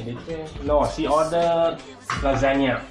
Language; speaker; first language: English; non-native, fluent; Indonesian